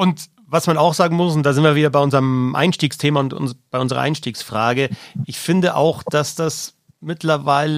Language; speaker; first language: German; native; German